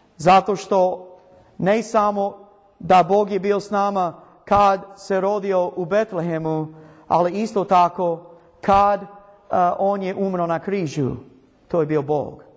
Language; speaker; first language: Croatian; non-native, learner; English